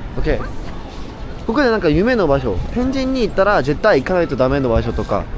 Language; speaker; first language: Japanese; non-native, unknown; Korean